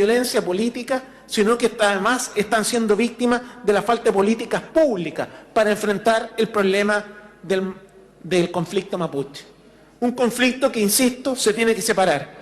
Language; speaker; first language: Spanish; native; Spanish